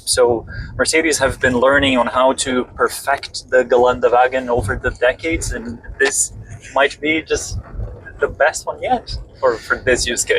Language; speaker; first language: English; native; English